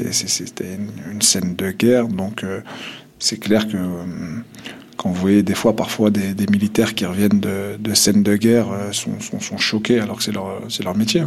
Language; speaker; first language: French; non-native, local second language; Kabyle